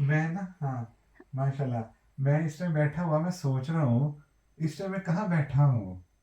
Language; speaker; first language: Urdu; non-native, local second language; Punjabi